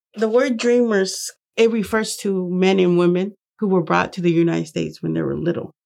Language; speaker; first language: English; early bilingual, other home language; Spanish